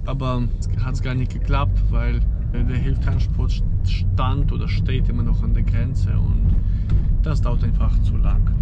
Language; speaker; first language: German; non-native, fluent; Ukrainian